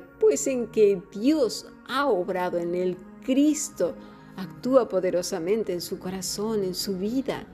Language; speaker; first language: Spanish; native; Spanish